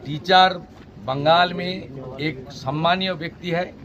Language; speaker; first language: Hindi; non-native, local second language; Bangla